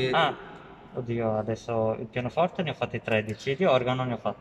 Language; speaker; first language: Italian; native; Italian